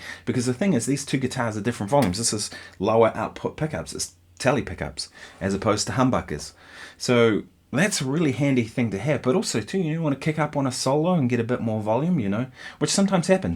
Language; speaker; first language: English; native; English